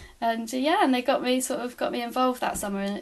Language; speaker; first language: English; native; English